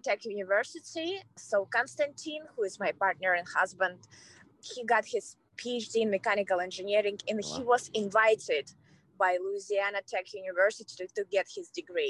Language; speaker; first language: English; non-native, fluent; Kazakh